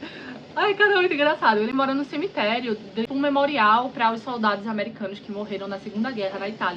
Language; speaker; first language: Portuguese; native; Portuguese